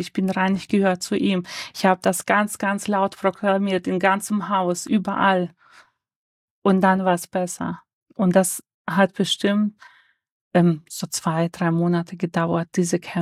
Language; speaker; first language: German; early bilingual, other home language; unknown